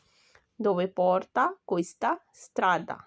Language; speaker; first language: Italian; non-native, fluent; Urdu